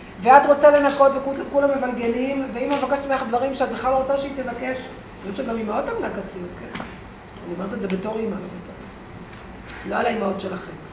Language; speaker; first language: Hebrew; native; Hebrew